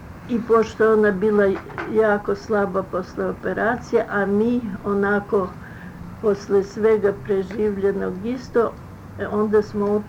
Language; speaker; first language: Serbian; early bilingual, other home language; Russian